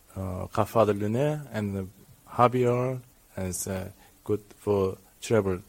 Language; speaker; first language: English; non-native, learner; Korean